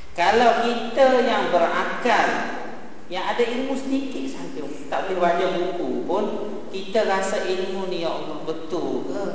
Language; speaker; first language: Malay; early bilingual, heritage; Arabic